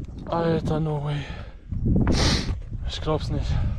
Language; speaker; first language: German; native; German